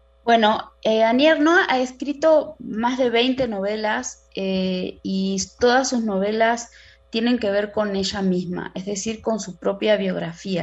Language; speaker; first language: Spanish; native; Spanish